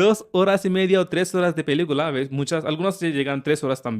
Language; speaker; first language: Spanish; non-native, fluent; Hindi